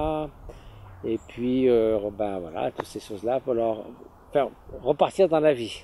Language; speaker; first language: French; native; French